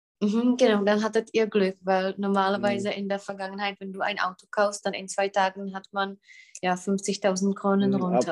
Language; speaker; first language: German; non-native, fluent; Czech